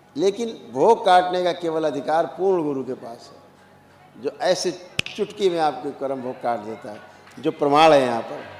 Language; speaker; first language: Hindi; native; Hindi